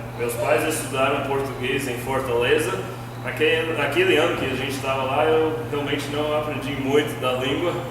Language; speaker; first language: Portuguese; non-native, fluent; English